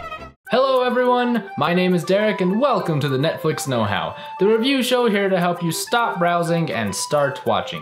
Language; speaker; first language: English; native; English